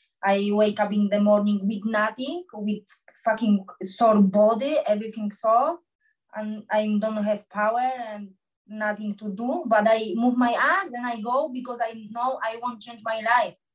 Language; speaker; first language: English; non-native, learner; Polish